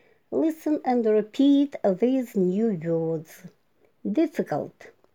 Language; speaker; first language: English; non-native, fluent; Ukrainian